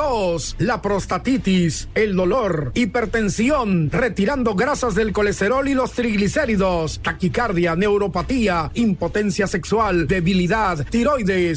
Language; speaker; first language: Spanish; native; Spanish